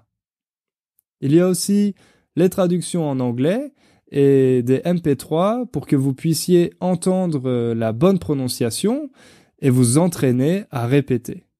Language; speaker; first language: French; native; French